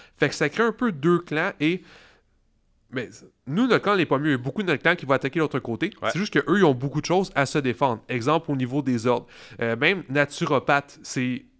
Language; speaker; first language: French; native; French